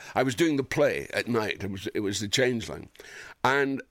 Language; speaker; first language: English; native; English